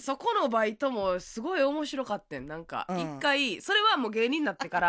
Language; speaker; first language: Japanese; native; Japanese